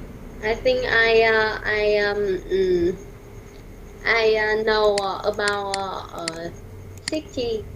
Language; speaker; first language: English; non-native, learner; Vietnamese